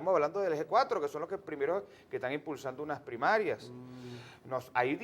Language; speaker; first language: Spanish; native; Spanish